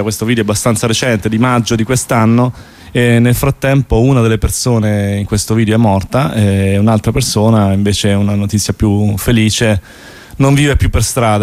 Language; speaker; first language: Italian; native; Italian